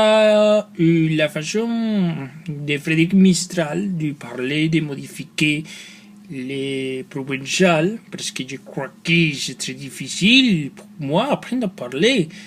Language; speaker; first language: French; non-native, learner; Spanish